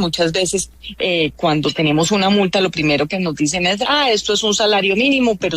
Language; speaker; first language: Spanish; native; Spanish